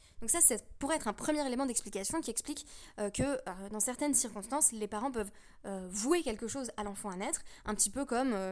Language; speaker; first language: French; native; French